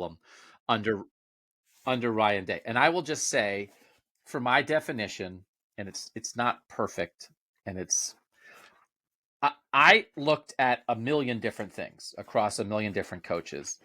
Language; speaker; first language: English; native; English